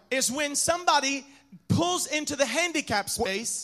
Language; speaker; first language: English; native; English